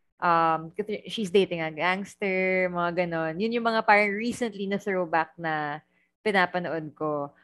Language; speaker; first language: Filipino; native; Filipino